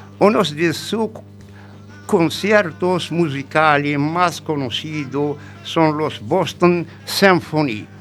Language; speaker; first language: Spanish; non-native, learner; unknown